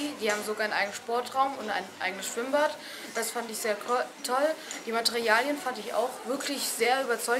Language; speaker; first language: German; native; German